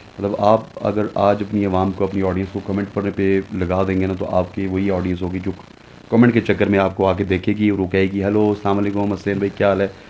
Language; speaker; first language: Urdu; non-native, local second language; Punjabi